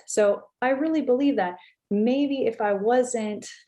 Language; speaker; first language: English; native; English